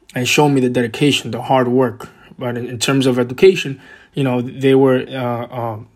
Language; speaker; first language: English; native; English